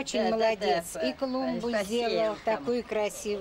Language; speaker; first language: Russian; native; Russian